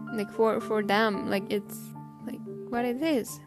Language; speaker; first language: English; non-native, learner; Japanese